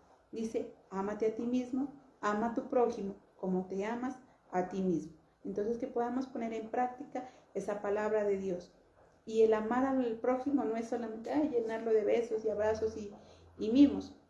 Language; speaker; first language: Spanish; native; Spanish